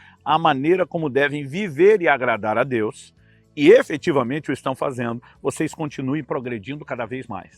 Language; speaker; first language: Portuguese; native; Portuguese